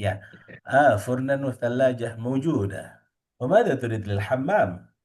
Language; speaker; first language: Arabic; non-native, fluent; Indonesian